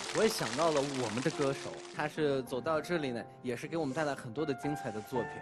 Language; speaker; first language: Chinese; non-native, fluent; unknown